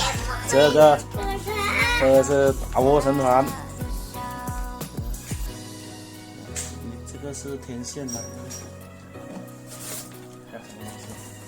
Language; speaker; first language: Chinese; native; Chinese